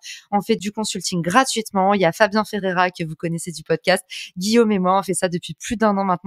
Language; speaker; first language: French; native; French